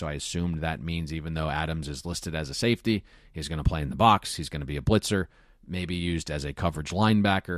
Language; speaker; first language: English; native; English